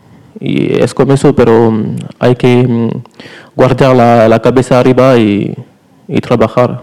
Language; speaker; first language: Spanish; non-native, learner; French